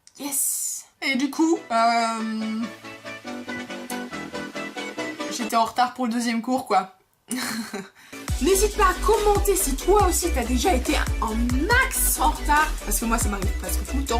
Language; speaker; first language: French; native; French